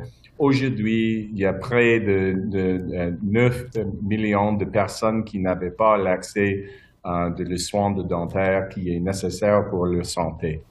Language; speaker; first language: French; non-native, local second language; English